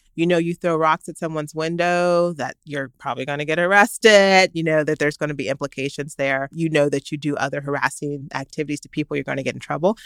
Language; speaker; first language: English; native; English